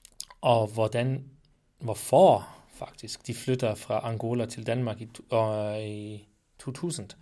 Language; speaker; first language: Danish; non-native, fluent; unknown